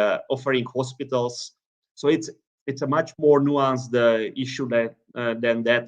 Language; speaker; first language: English; non-native, fluent; Hungarian